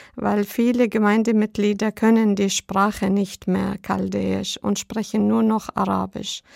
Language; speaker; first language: German; non-native, fluent; Arabic